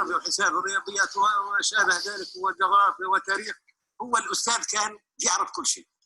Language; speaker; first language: Arabic; native; Arabic